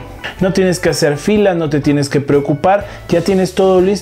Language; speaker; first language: Spanish; native; Spanish